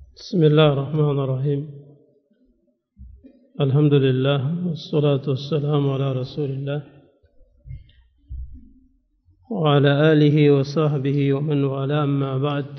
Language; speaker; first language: Arabic; non-native, fluent; Indonesian